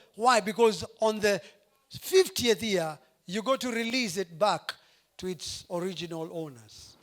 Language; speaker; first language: English; non-native, local second language; Swahili